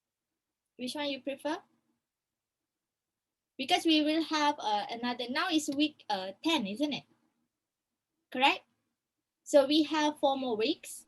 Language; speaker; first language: English; non-native, local second language; Malay